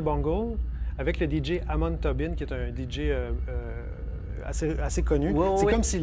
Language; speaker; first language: French; native; French